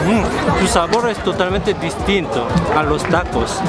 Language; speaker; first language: Spanish; non-native, fluent; Korean